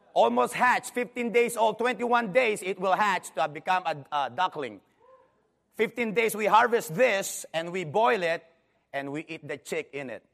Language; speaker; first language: English; non-native, local second language; Filipino